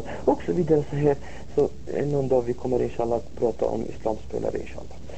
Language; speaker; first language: Swedish; non-native, fluent; Arabic